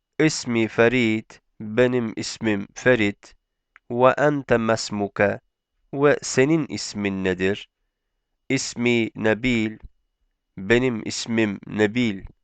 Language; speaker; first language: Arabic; non-native, fluent; Turkish